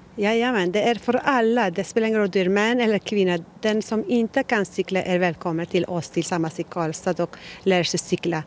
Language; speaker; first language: Swedish; non-native, learner; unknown